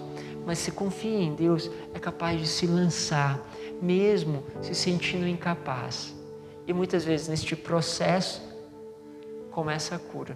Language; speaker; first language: Portuguese; native; Portuguese